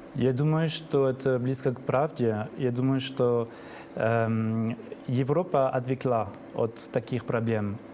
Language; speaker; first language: Russian; non-native, fluent; French